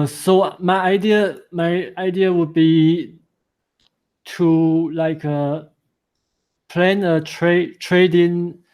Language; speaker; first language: English; non-native, fluent; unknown